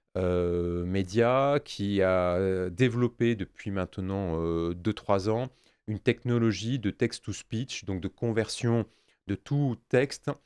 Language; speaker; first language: French; native; French